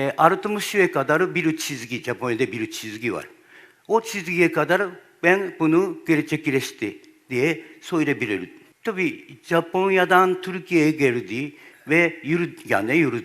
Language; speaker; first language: Turkish; non-native, learner; Japanese